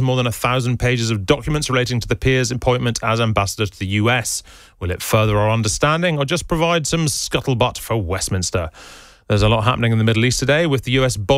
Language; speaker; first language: English; native; English